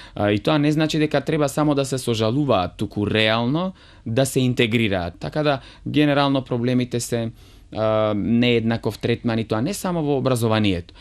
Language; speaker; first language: Macedonian; non-native, local second language; Romany